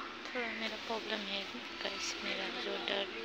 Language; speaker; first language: Hindi; non-native, local second language; Assamese